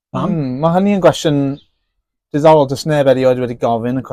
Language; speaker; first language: Welsh; non-native, local second language; English